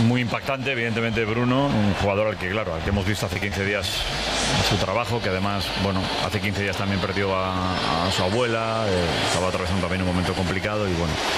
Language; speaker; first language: Spanish; native; Spanish